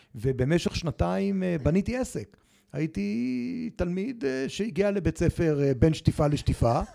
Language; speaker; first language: Hebrew; native; Hebrew